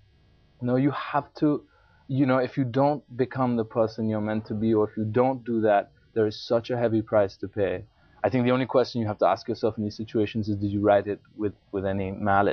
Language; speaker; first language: English; non-native, local second language; Urdu